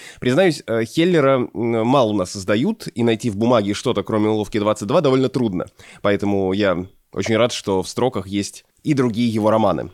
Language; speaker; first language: Russian; native; Russian